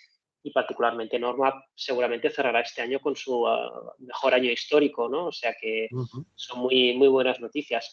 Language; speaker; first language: Spanish; native; Spanish